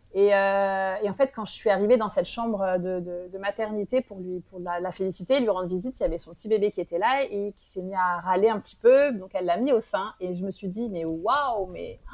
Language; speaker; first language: French; native; French